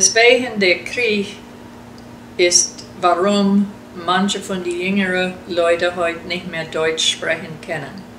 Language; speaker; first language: German; early bilingual, heritage; German